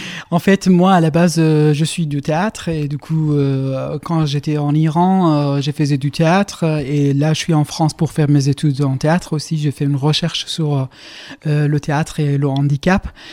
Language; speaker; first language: French; non-native, fluent; Kurdish